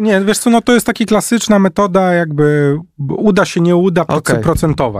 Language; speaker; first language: Polish; native; Polish